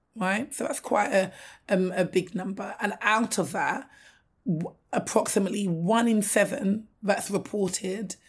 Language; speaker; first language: English; native; English